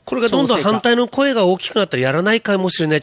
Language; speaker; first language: Japanese; native; Japanese